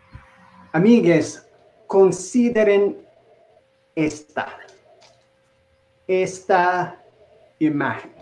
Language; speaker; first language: Spanish; non-native, learner; English